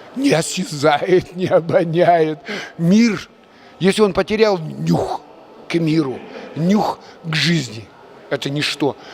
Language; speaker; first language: Russian; non-native, local second language; Chuvash